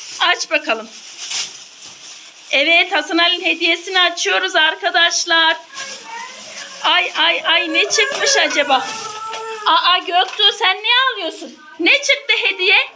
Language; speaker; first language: Turkish; native; Turkish